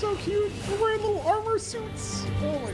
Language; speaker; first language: English; native; English